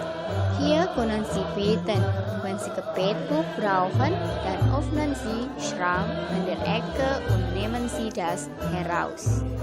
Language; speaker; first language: German; non-native, learner; Indonesian